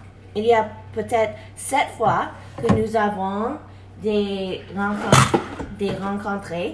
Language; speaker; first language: French; non-native, learner; English